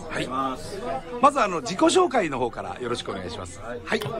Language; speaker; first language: Japanese; native; Japanese